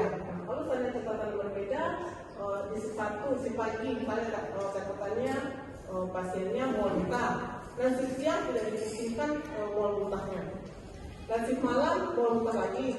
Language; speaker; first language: Indonesian; native; Indonesian